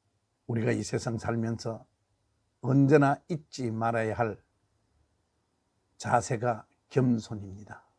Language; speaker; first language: Korean; native; Korean